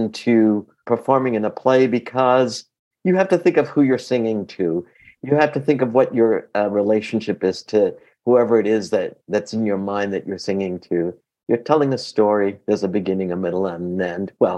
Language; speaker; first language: English; early bilingual, other home language; Greek